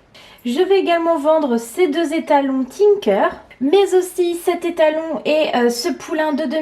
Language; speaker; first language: French; native; French